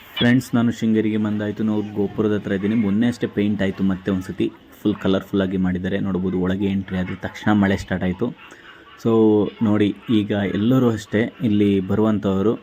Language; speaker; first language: Kannada; native; Kannada